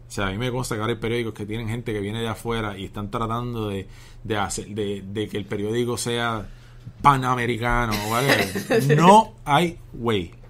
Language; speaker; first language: Spanish; native; Spanish